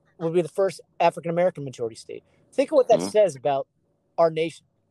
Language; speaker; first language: English; native; English